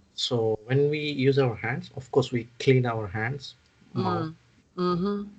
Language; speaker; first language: English; non-native, local second language; Odia